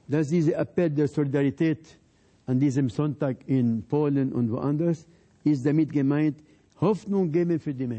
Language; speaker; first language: German; non-native, fluent; Arabic